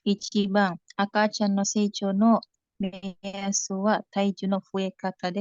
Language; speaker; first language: Japanese; non-native, learner; Indonesian